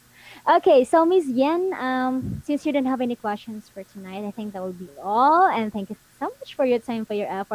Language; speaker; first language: English; non-native, local second language; Filipino